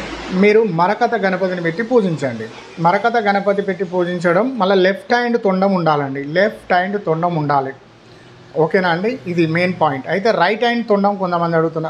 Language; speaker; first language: Telugu; native; Telugu